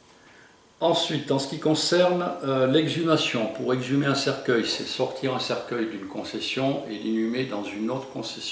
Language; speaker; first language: French; native; French